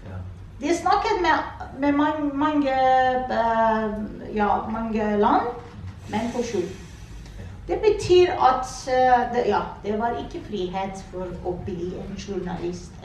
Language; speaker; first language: Norwegian; non-native, fluent; Persian